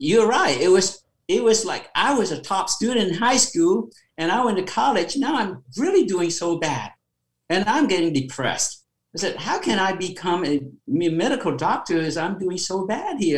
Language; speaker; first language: English; non-native, fluent; Khmer